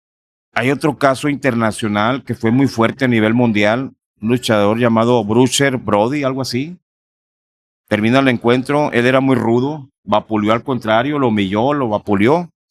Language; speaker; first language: Spanish; native; Spanish